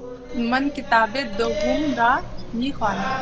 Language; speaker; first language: Persian; non-native, learner; Urdu